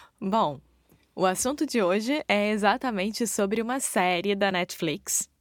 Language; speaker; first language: Portuguese; native; Portuguese